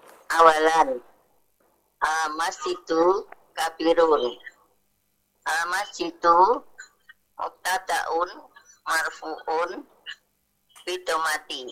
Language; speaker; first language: Arabic; non-native, learner; Indonesian